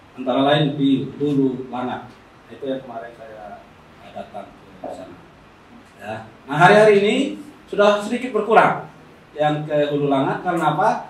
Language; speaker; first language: Indonesian; non-native, local second language; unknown